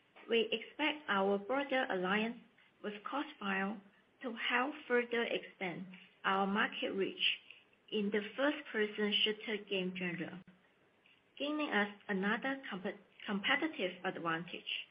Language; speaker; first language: English; non-native, fluent; Chinese